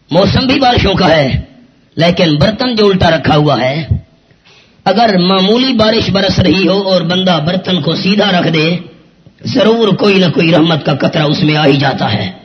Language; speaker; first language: Urdu; non-native, local second language; Pashto